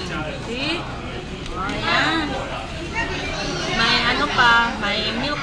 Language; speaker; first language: Filipino; non-native, learner; Chinese